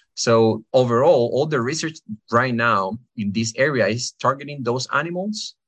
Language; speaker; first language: English; non-native, fluent; Spanish